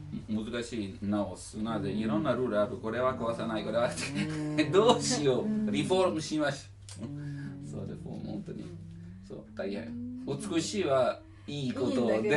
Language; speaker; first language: Japanese; non-native, learner; Italian